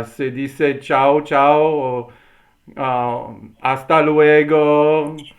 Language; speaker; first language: Spanish; non-native, learner; English